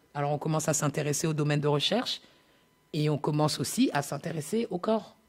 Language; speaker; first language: French; native; French